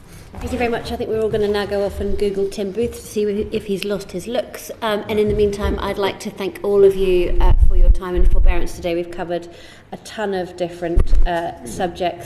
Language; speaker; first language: English; native; English